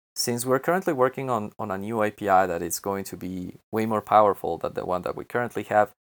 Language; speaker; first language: English; non-native, fluent; Spanish